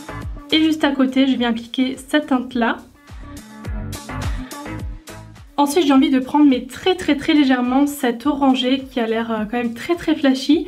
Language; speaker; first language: French; native; French